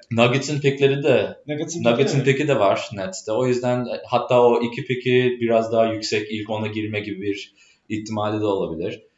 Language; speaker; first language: Turkish; early bilingual, heritage; Turkish